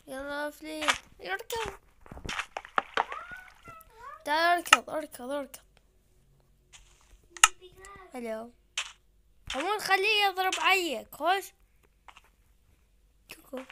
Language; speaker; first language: Arabic; early bilingual, heritage; Arabic